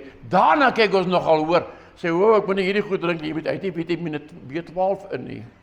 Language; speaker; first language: Afrikaans; native; Afrikaans